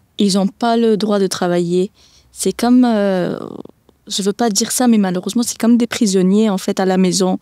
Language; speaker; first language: French; early bilingual, other home language; Persian